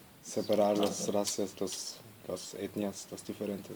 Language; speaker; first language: Spanish; non-native, learner; German